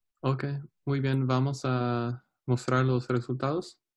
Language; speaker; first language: Spanish; non-native, learner; English